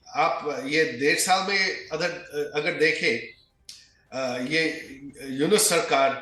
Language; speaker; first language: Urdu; non-native, fluent; Bangla